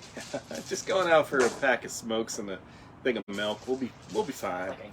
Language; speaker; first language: English; native; English